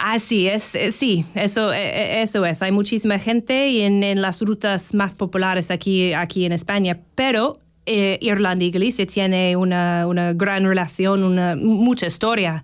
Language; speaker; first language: Spanish; non-native, learner; English